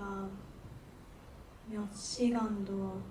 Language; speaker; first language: Korean; non-native, learner; Japanese